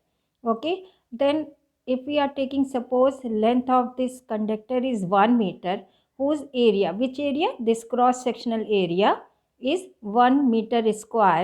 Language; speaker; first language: English; non-native, local second language; Hindi